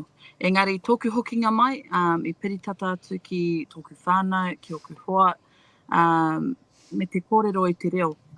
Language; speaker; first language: Māori; non-native, local second language; English